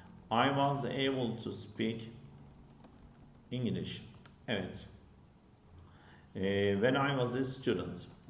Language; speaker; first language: English; non-native, fluent; Turkish